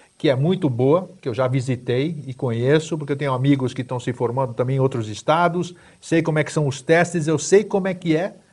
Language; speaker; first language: Portuguese; native; Portuguese